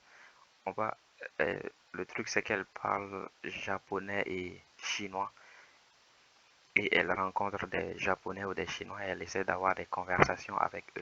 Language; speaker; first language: French; native; French